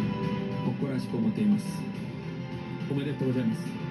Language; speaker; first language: Japanese; non-native, fluent; Korean